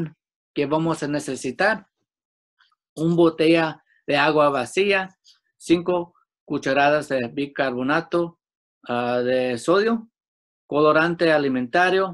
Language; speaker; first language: Spanish; early bilingual, heritage; Spanish